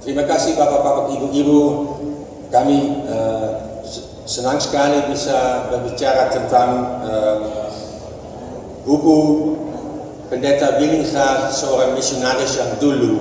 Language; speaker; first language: Indonesian; non-native, fluent; Dutch